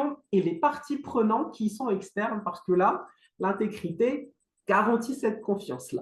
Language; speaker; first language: French; non-native, local second language; Malagasy